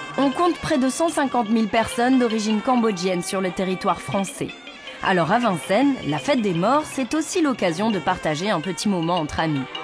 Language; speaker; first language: French; native; French